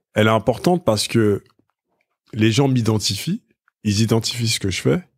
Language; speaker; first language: French; native; French